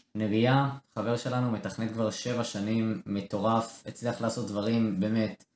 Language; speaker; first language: Hebrew; native; Hebrew